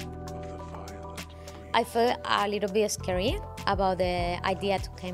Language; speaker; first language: English; non-native, learner; Spanish